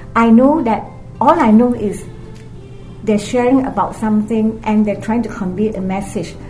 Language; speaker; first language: English; non-native, local second language; Cantonese